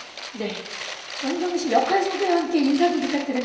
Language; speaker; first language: Korean; native; Korean